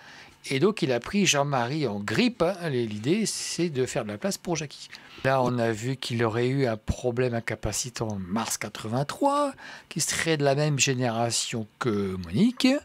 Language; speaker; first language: French; native; French